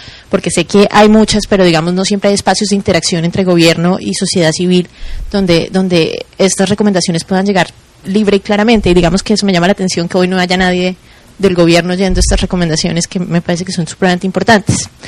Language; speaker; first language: Spanish; native; Spanish